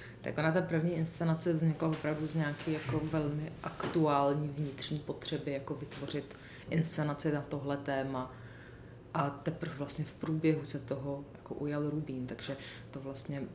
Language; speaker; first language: Czech; native; Czech